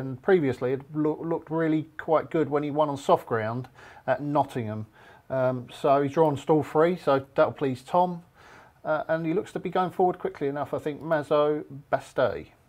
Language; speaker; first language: English; native; English